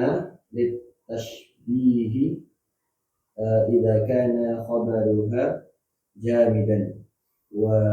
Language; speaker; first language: Arabic; non-native, learner; Indonesian